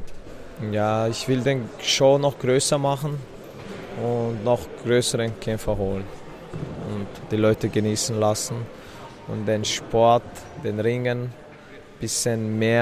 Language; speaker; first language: German; non-native, fluent; Chechen